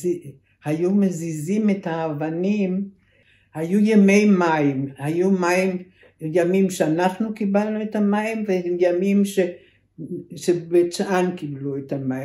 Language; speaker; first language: Hebrew; early bilingual, other home language; German